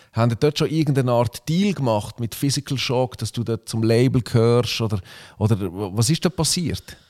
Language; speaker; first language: German; native; German